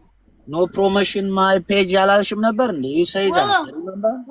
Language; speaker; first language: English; non-native, learner; Amharic